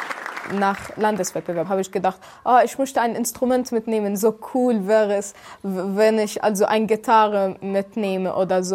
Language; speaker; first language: German; non-native, fluent; Arabic